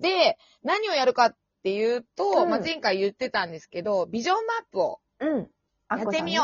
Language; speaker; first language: Japanese; native; Japanese